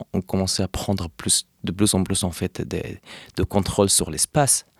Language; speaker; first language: French; non-native, fluent; Arabic